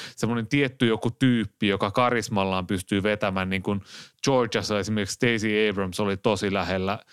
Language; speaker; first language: Finnish; native; Finnish